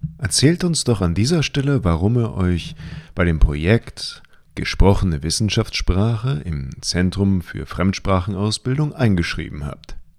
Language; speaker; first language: German; native; German